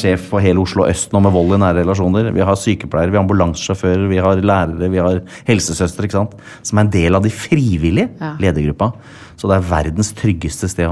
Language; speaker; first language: Norwegian; native; Norwegian